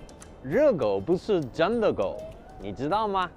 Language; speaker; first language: Chinese; non-native, learner; English